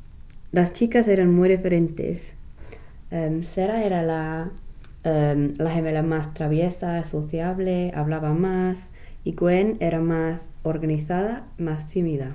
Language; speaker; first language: Spanish; non-native, learner; English